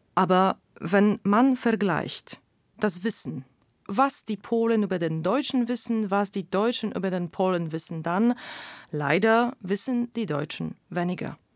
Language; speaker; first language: German; non-native, fluent; Polish